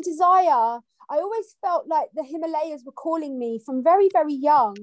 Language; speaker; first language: English; native; English